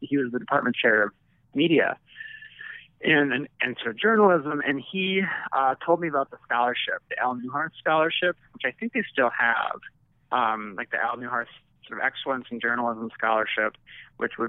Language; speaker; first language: English; native; English